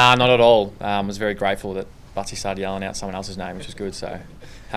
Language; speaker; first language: English; native; English